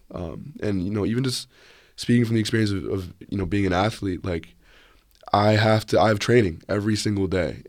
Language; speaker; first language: English; native; English